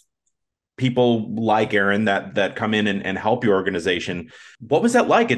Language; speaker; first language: English; native; English